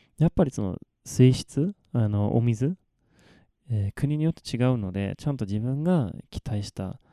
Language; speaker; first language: Japanese; non-native, fluent; Swedish